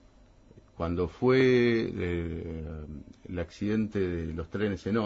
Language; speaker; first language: Spanish; native; Spanish